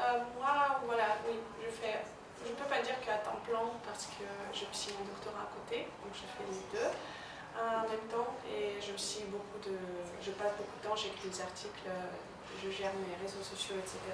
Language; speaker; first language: French; non-native, fluent; Russian